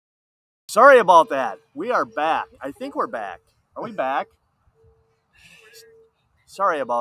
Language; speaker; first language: English; native; English